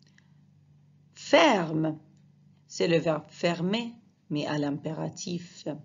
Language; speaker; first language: French; non-native, fluent; Arabic